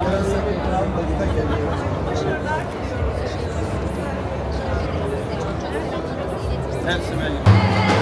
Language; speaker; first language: Turkish; non-native, learner; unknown